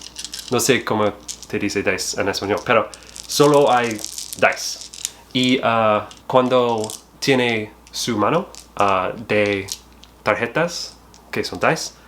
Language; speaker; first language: Spanish; non-native, learner; English